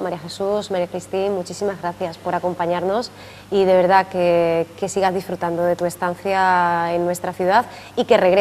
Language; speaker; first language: Spanish; native; Spanish